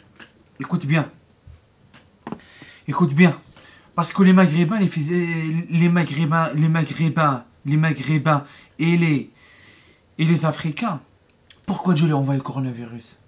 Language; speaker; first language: French; non-native, learner; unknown